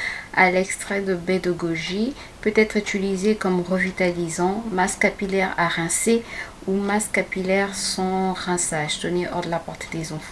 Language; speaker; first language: French; native; French